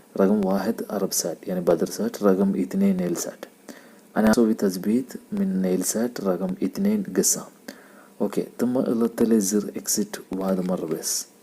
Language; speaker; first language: Arabic; non-native, learner; Malayalam